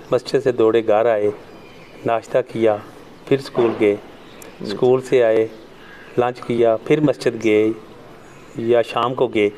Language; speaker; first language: Urdu; non-native, local second language; Punjabi